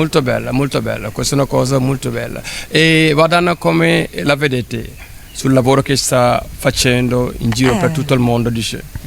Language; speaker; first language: Italian; non-native, fluent; Wolof